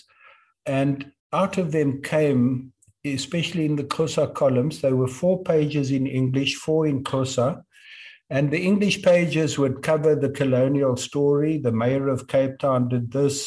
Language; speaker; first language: English; native; English